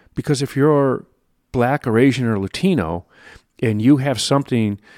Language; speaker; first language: English; native; English